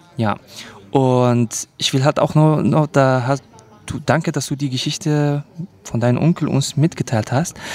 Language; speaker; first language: German; early bilingual, other home language; Kurdish